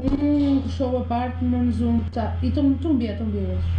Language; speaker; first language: Portuguese; native; Portuguese